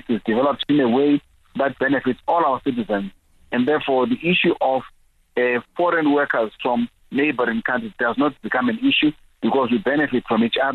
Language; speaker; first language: English; non-native, local second language; Xhosa